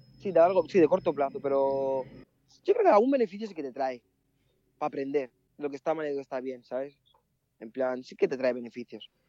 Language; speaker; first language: Spanish; early bilingual, other home language; Mandingo